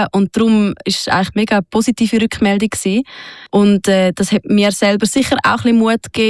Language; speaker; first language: German; native; German